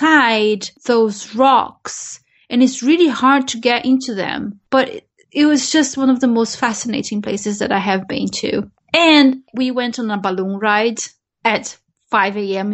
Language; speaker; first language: English; non-native, fluent; Portuguese